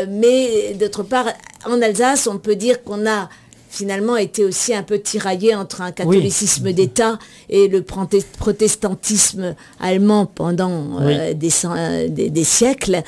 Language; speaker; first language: French; native; French